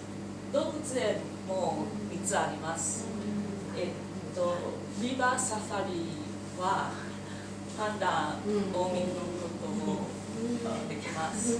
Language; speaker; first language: Japanese; non-native, learner; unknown